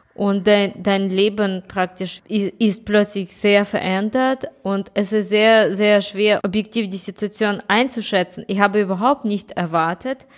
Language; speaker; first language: German; non-native, fluent; Russian